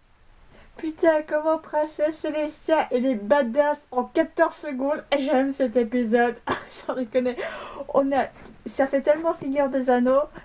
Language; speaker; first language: French; native; French